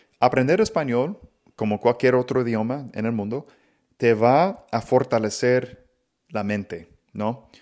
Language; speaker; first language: Spanish; non-native, fluent; English